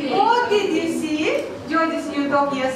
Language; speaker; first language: English; non-native, learner; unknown